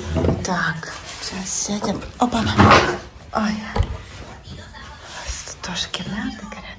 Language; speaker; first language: Russian; native; Russian